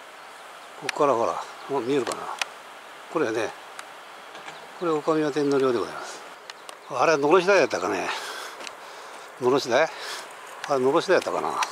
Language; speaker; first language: Japanese; native; Japanese